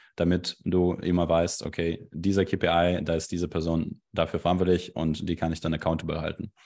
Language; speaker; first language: German; non-native, fluent; Russian